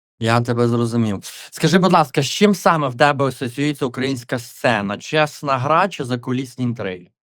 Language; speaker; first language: Ukrainian; native; Ukrainian